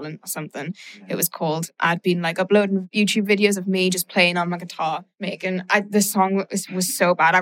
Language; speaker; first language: English; native; English